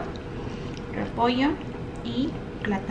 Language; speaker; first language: Spanish; native; Spanish